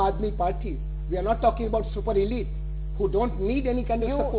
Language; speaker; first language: English; non-native, local second language; Hindi